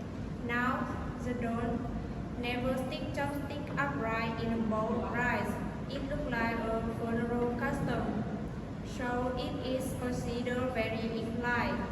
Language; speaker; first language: English; non-native, learner; Vietnamese